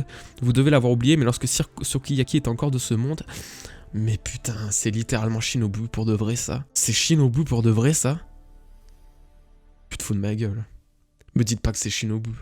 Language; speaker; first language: French; native; French